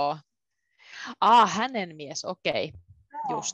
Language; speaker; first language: Finnish; native; Finnish